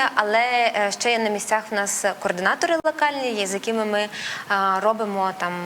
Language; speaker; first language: Ukrainian; non-native, local second language; Russian